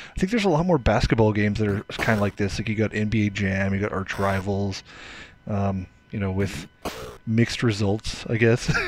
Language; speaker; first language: English; native; English